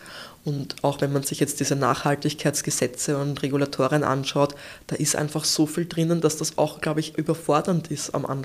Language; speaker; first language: German; native; German